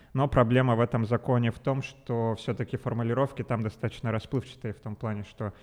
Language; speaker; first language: Russian; native; Russian